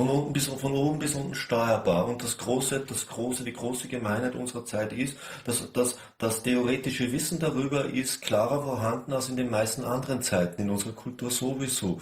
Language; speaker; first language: German; native; German